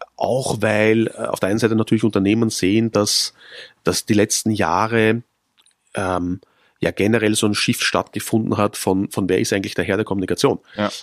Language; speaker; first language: German; native; German